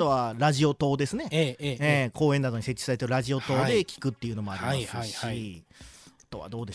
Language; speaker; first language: Japanese; native; Japanese